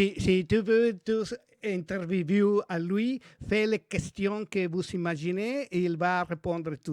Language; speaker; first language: French; non-native, learner; Spanish